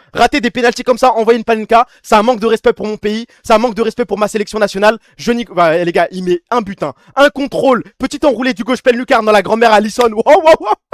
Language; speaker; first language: French; early bilingual, other home language; Arabic